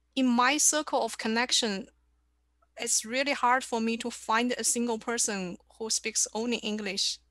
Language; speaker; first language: English; non-native, fluent; Chinese